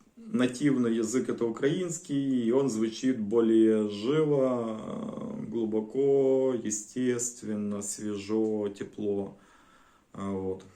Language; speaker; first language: Russian; non-native, local second language; Ukrainian